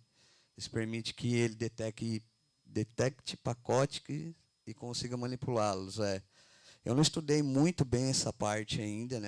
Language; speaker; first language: Portuguese; native; Portuguese